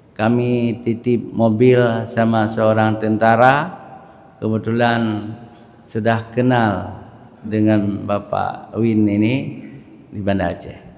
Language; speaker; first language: Malay; non-native, local second language; Achinese